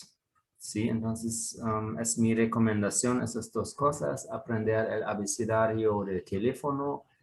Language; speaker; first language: Spanish; non-native, fluent; German